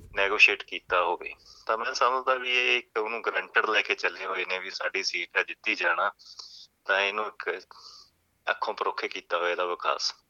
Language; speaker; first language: Punjabi; native; Punjabi